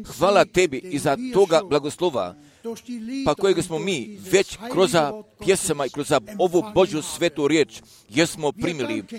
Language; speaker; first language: Croatian; early bilingual, heritage; Serbian